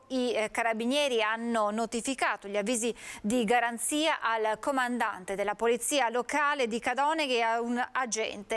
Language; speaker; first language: Italian; native; Italian